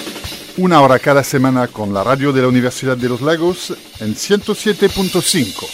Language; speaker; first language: Spanish; native; Spanish